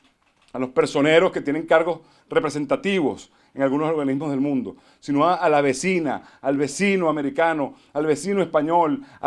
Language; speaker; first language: Spanish; native; Spanish